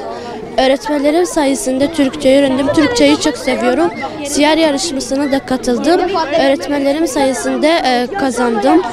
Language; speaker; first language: Turkish; early bilingual, other home language; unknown